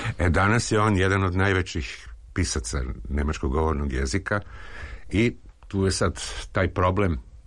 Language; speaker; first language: Serbian; native; Serbian